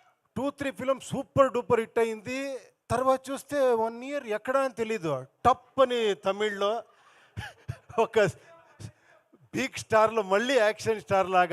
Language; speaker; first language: Telugu; non-native, local second language; Kannada